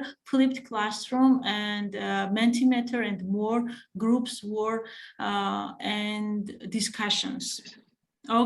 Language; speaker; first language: English; non-native, fluent; Georgian